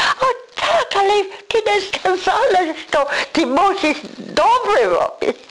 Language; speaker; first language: Polish; non-native, learner; English